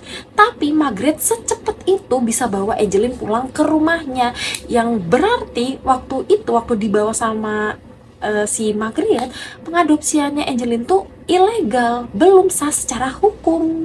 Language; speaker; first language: Indonesian; native; Indonesian